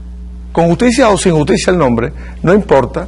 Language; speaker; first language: Spanish; native; Spanish